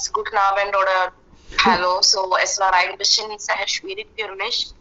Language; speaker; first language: German; non-native, learner; Hindi